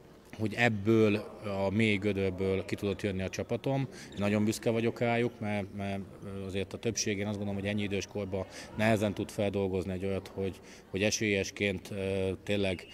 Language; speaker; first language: Hungarian; native; Hungarian